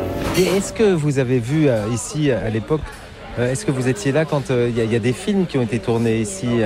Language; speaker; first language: French; native; French